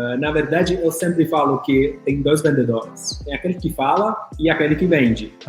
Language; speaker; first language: Portuguese; non-native, fluent; Italian